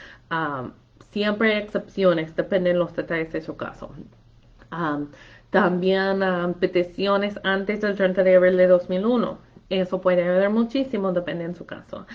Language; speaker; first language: Spanish; non-native, fluent; English